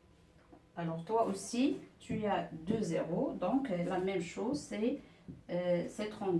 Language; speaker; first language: French; non-native, local second language; Arabic